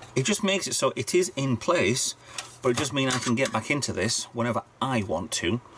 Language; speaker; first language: English; native; English